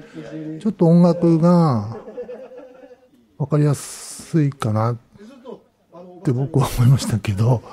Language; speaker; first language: Japanese; native; Japanese